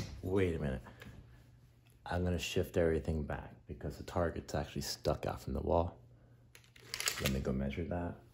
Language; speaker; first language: English; native; English